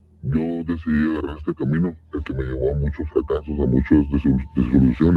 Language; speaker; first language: Spanish; native; Spanish